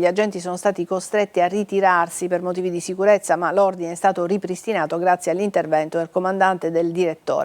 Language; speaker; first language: Italian; native; Italian